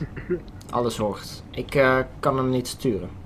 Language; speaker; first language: Dutch; native; Dutch